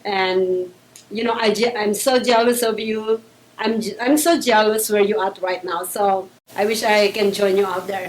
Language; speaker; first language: English; non-native, local second language; Filipino